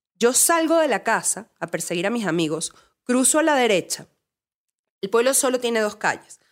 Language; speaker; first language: Spanish; native; Spanish